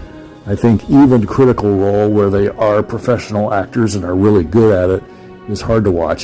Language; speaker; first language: English; native; English